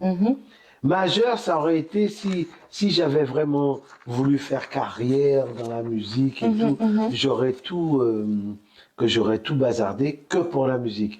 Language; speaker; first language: French; native; French